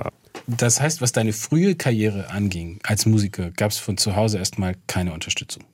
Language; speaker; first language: German; native; German